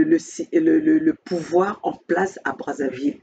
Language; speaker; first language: French; non-native, local second language; Kongo